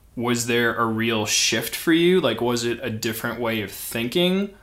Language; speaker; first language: English; native; English